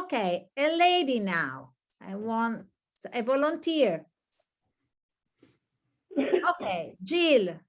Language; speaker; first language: English; non-native, fluent; Italian